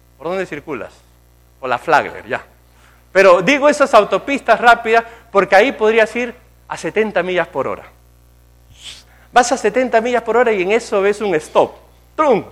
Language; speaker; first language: Spanish; native; Spanish